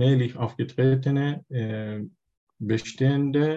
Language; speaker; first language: German; non-native, learner; Turkish